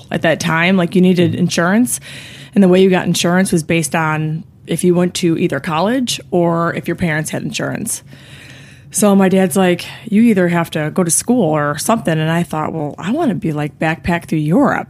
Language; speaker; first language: English; native; English